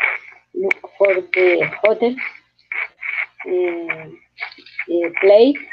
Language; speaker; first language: English; non-native, learner; Spanish